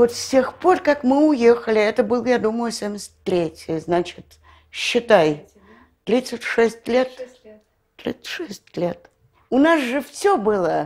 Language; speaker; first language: Russian; native; Russian